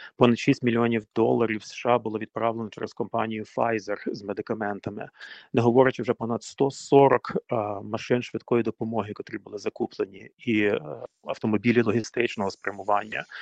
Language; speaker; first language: Ukrainian; native; Ukrainian